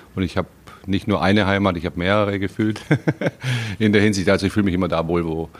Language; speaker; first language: German; native; German